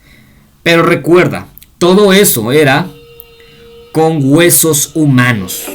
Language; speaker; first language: Spanish; native; Spanish